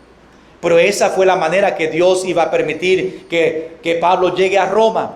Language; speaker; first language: Spanish; non-native, fluent; English